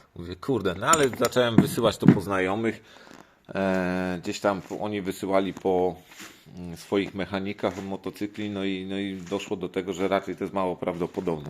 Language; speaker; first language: Polish; native; Polish